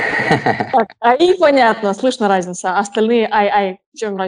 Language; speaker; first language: Russian; native; Russian